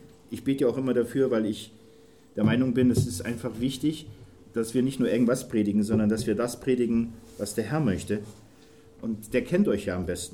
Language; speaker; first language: German; native; German